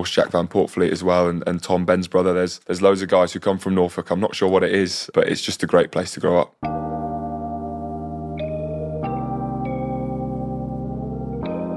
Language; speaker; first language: English; native; English